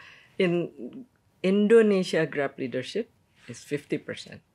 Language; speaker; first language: Indonesian; native; Indonesian